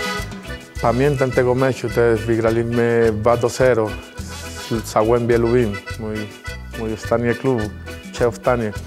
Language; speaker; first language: Polish; non-native, learner; Spanish